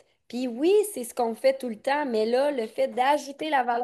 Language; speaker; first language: French; native; French